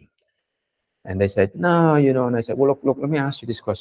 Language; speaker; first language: English; early bilingual, other home language; Vietnamese